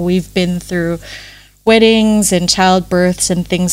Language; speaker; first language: English; non-native, local second language; Filipino